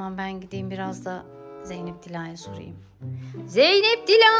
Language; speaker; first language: Turkish; native; Turkish